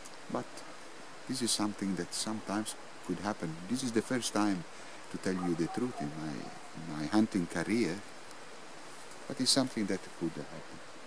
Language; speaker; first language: English; non-native, fluent; Italian